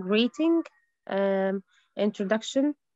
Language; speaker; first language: English; non-native, learner; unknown